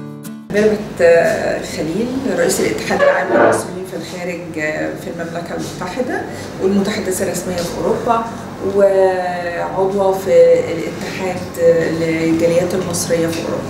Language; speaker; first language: Arabic; native; Arabic